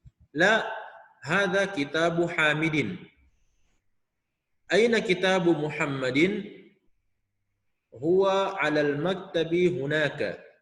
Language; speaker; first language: Arabic; non-native, fluent; Indonesian